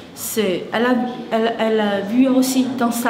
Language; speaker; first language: French; non-native, learner; Chinese